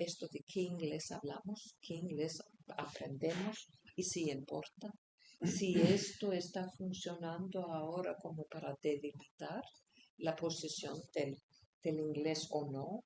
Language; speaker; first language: Spanish; non-native, fluent; Icelandic